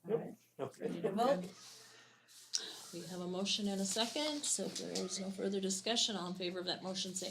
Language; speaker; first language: English; native; English